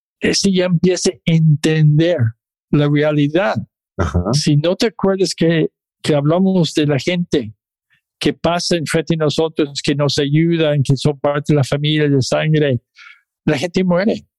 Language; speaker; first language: Spanish; non-native, fluent; English